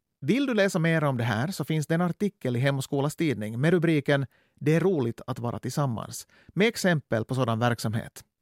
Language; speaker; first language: Swedish; native; Swedish